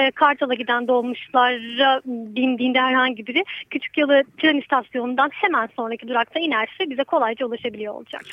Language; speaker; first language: Turkish; native; Turkish